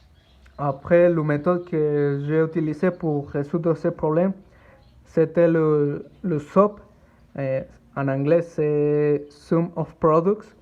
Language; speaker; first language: French; non-native, learner; Spanish